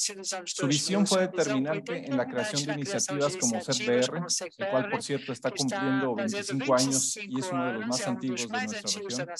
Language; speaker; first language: Spanish; native; Spanish